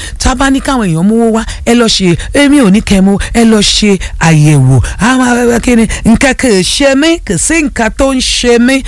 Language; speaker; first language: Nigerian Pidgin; non-native, local second language; Igbo